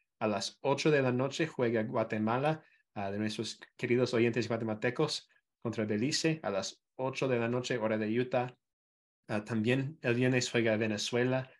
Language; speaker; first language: Spanish; non-native, fluent; English